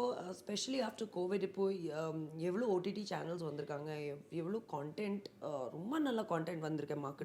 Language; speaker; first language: Tamil; non-native, learner; Hindi